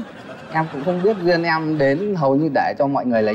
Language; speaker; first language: Vietnamese; native; Vietnamese